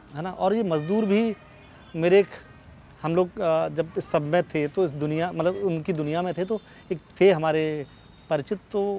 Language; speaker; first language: Hindi; native; Hindi